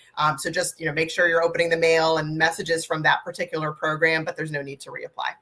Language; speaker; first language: English; native; English